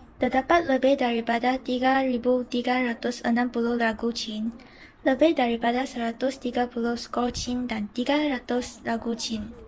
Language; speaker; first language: Malay; non-native, local second language; Chinese